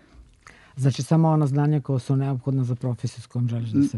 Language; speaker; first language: Serbian; native; Serbian